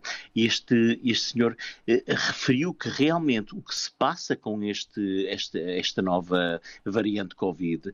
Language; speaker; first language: Portuguese; native; Portuguese